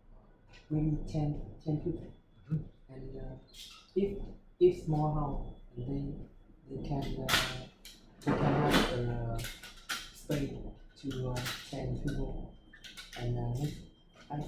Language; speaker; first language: English; non-native, learner; Vietnamese